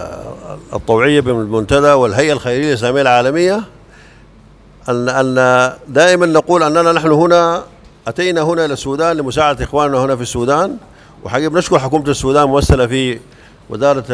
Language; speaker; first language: Arabic; native; Arabic